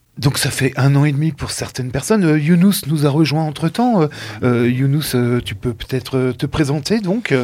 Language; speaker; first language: French; native; French